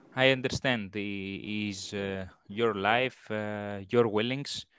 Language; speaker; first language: English; non-native, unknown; Greek